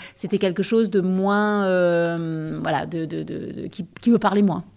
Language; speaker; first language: French; native; French